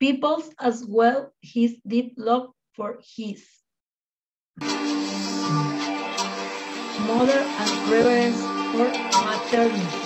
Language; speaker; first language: English; non-native, learner; Spanish